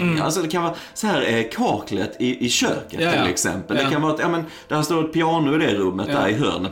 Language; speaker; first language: Swedish; native; Swedish